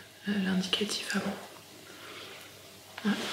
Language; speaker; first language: French; native; French